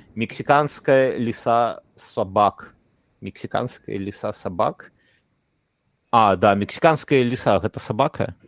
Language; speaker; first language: Belarusian; native; Belarusian